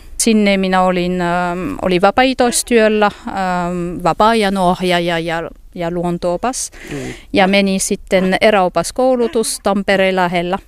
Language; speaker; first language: Finnish; non-native, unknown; French